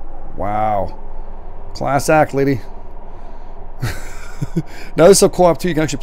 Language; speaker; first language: English; native; English